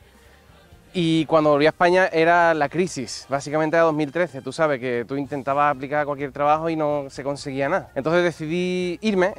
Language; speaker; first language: Spanish; native; Spanish